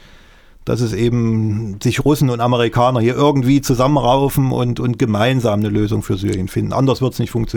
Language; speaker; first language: German; native; German